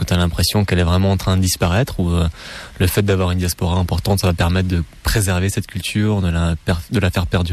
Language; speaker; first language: French; native; French